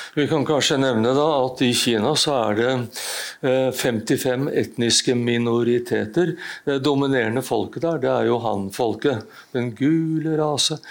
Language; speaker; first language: Norwegian; native; Norwegian